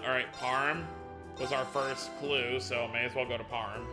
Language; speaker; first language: English; native; English